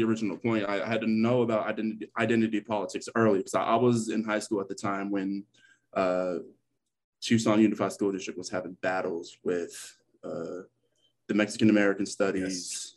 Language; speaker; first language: English; native; English